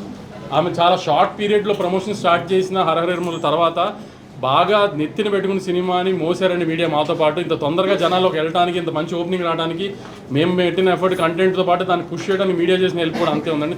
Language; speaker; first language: Telugu; native; Telugu